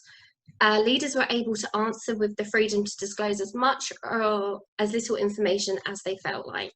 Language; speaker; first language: English; native; English